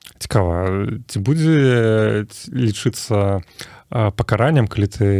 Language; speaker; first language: Belarusian; native; Belarusian